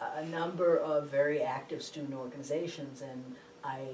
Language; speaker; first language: English; native; English